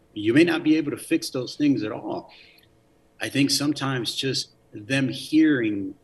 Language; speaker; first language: English; early bilingual, other home language; Spanish